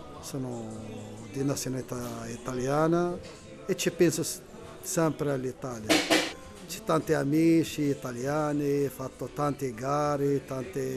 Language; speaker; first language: Italian; non-native, learner; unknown